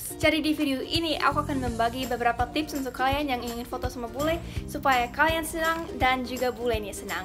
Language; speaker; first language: Indonesian; non-native, fluent; English